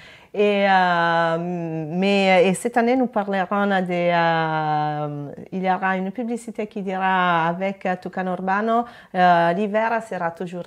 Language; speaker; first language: French; non-native, fluent; Italian